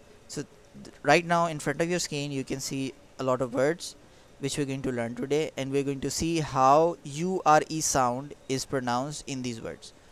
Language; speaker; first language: English; non-native, local second language; Urdu